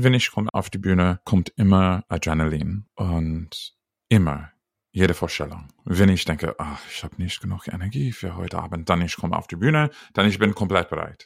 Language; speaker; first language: German; non-native, fluent; English